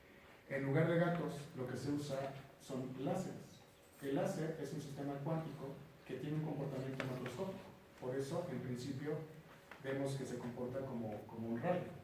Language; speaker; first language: Spanish; native; Spanish